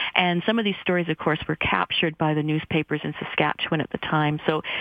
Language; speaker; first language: English; native; English